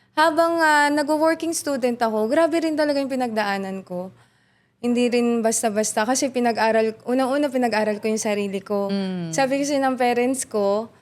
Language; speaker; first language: Filipino; native; Filipino